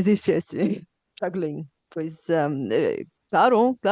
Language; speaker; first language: Portuguese; non-native, fluent; Bulgarian